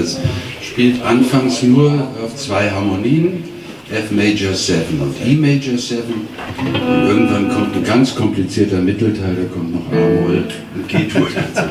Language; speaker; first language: German; native; German